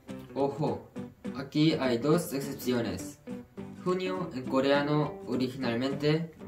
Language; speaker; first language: Spanish; non-native, fluent; Korean